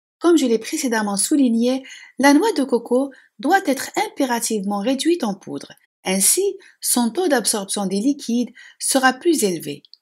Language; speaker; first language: French; non-native, local second language; Arabic